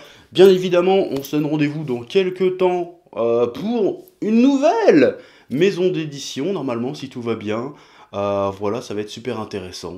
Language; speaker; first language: French; native; French